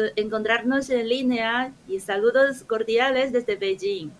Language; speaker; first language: Spanish; non-native, fluent; Chinese